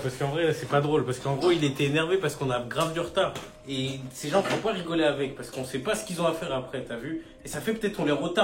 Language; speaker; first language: French; native; French